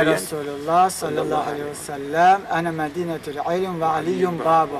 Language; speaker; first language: Arabic; non-native, fluent; Azerbaijani